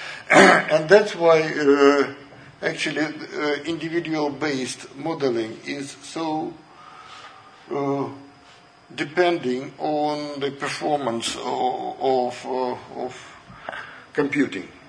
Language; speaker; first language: English; non-native, fluent; Russian